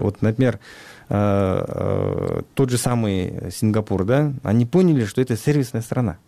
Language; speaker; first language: Russian; non-native, local second language; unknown